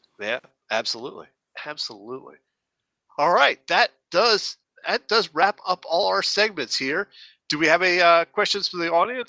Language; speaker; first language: English; native; English